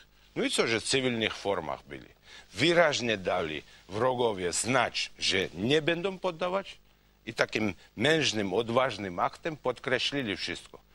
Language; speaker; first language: Polish; non-native, fluent; Georgian